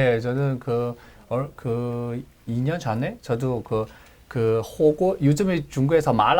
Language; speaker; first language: Korean; non-native, learner; Chinese